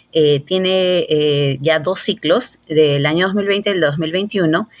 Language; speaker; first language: Spanish; native; Spanish